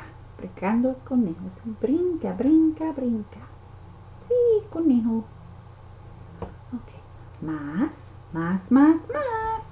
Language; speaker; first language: Spanish; non-native, learner; English